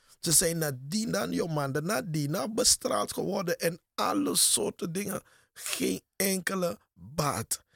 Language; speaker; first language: Dutch; native; Dutch